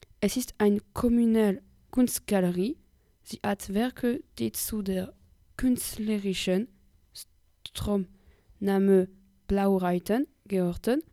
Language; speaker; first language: German; non-native, learner; French